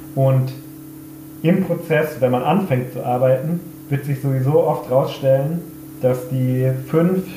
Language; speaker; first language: German; native; German